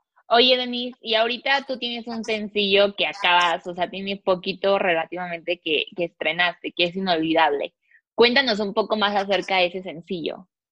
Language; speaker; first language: Spanish; native; Spanish